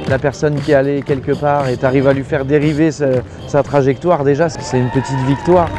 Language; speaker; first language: French; native; French